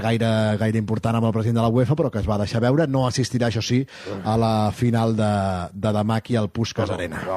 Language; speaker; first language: Catalan; native; Catalan